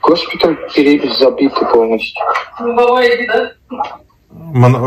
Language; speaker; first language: Russian; native; Russian